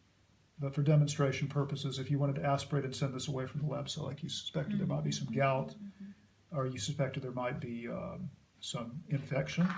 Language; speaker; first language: English; native; English